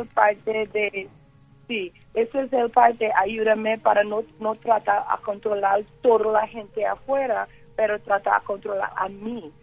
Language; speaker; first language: Spanish; non-native, learner; English